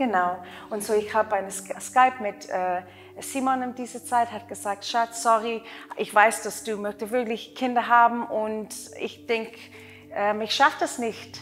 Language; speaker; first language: German; non-native, learner; Afrikaans